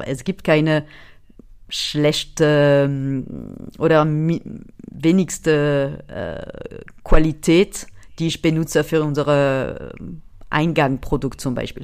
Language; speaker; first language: German; non-native, fluent; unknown